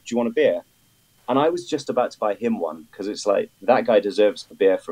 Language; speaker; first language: English; native; English